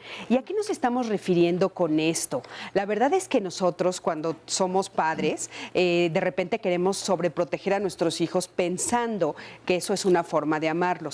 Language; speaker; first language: Spanish; native; Spanish